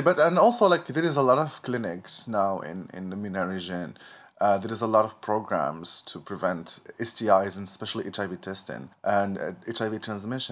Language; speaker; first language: English; non-native, fluent; Arabic